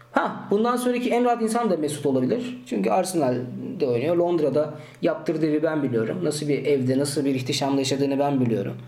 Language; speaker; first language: Turkish; early bilingual, heritage; Turkish